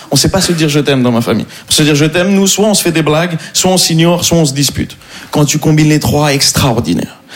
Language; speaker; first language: French; native; French